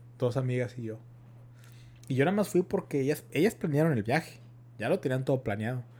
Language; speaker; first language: Spanish; early bilingual, heritage; Spanish